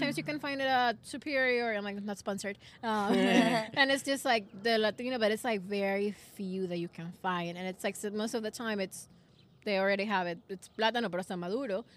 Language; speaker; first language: English; non-native, fluent; Spanish